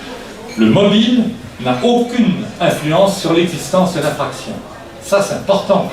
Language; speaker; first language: French; native; French